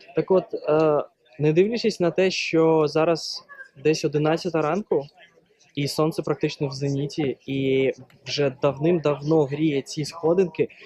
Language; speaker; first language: Ukrainian; native; Ukrainian